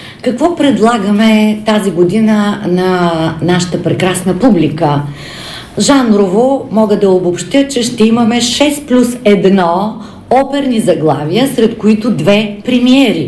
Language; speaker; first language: Bulgarian; native; Bulgarian